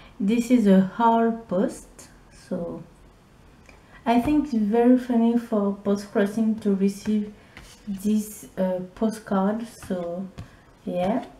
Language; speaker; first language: English; non-native, learner; French